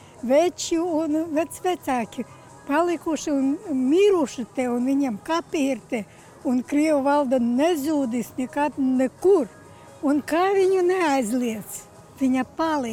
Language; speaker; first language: Latvian; non-native, local second language; Russian